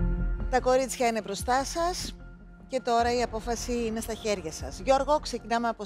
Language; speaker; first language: Greek; native; Greek